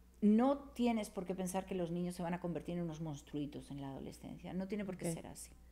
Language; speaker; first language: Spanish; native; Spanish